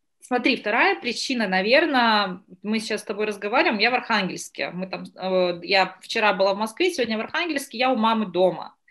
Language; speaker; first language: Russian; native; Russian